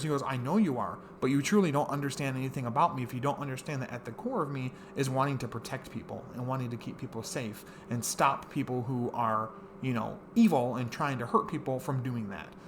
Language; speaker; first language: English; native; English